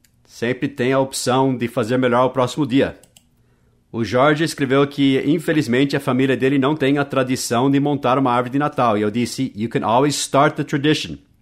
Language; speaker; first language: Portuguese; non-native, fluent; English